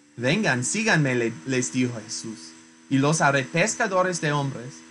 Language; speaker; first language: Spanish; non-native, fluent; English